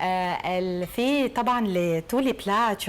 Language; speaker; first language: French; non-native, learner; Arabic